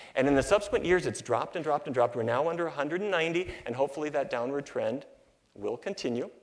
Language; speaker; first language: English; native; English